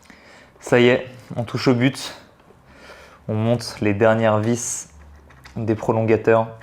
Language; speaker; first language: French; native; French